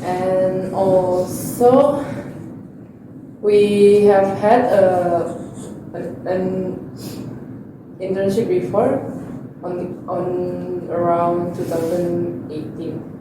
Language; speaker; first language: English; non-native, learner; Indonesian